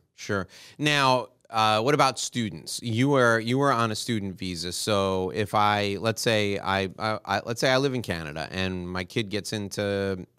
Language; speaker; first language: English; native; English